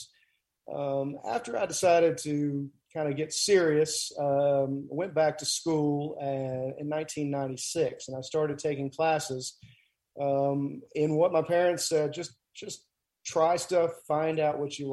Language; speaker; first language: English; native; English